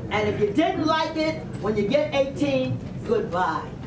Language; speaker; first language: English; native; English